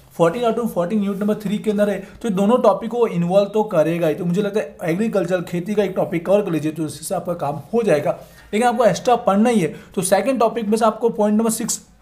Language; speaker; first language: Hindi; non-native, local second language; Gujarati